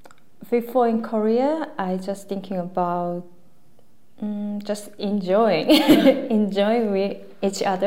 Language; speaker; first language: English; non-native, learner; Korean